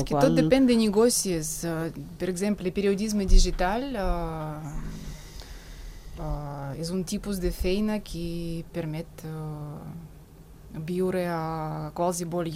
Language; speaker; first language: Catalan; non-native, fluent; Russian